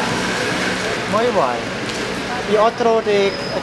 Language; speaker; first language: Spanish; non-native, learner; German